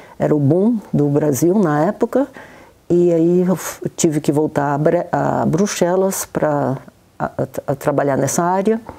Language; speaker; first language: Portuguese; native; Portuguese